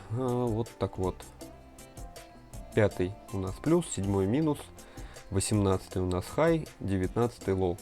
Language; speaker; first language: Russian; native; Russian